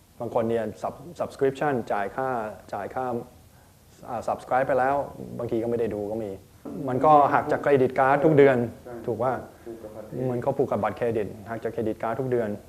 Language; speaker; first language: Thai; native; Thai